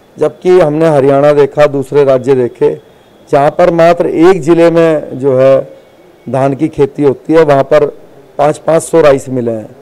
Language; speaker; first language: Hindi; native; Hindi